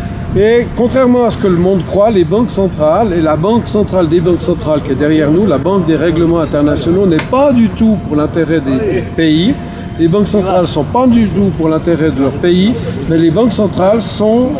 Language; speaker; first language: French; native; French